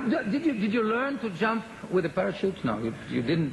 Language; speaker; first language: English; non-native, fluent; Portuguese